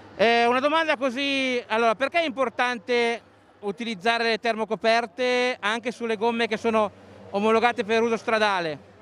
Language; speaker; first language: Italian; native; Italian